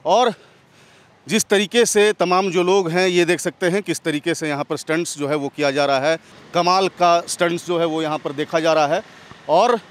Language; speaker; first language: Hindi; native; Hindi